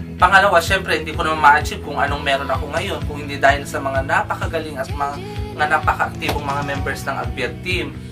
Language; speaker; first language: Filipino; non-native, local second language; Iloko